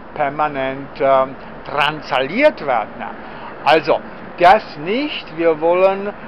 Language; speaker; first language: German; non-native, fluent; Czech